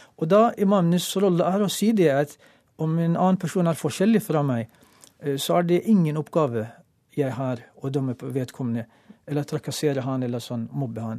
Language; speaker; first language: Norwegian; non-native, fluent; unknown